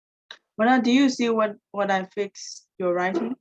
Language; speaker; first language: English; non-native, fluent; Burmese